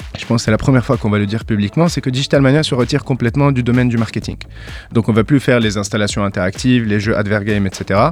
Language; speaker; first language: French; non-native, local second language; Arabic